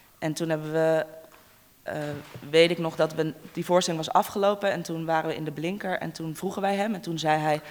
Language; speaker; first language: Dutch; native; Dutch